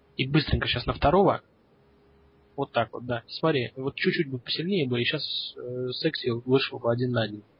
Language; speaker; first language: Russian; early bilingual, heritage; Russian